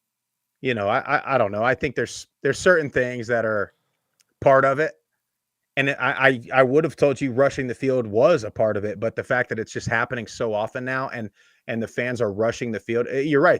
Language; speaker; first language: English; native; English